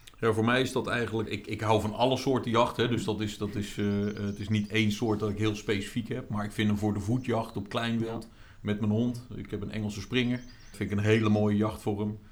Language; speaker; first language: Dutch; native; Dutch